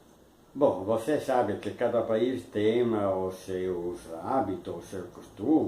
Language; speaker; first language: Portuguese; non-native, fluent; Italian